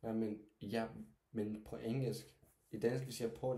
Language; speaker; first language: Danish; non-native, learner; Turkish